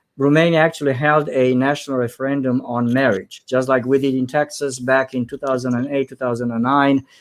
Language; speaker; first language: English; non-native, fluent; Romanian